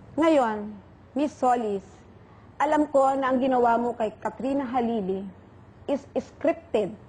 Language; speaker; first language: Filipino; native; Filipino